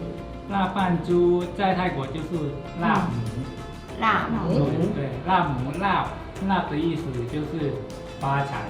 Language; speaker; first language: Chinese; non-native, fluent; Thai